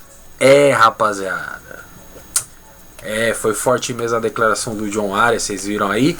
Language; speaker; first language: Portuguese; native; Portuguese